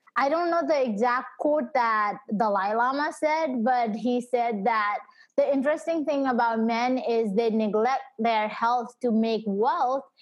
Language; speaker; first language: English; non-native, local second language; Nepali